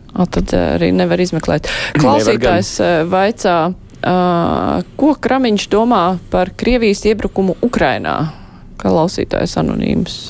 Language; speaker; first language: Latvian; native; Latvian